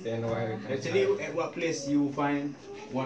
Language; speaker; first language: English; non-native, learner; Malay